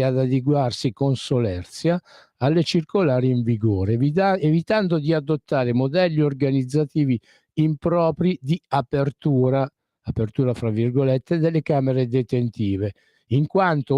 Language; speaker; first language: Italian; native; Italian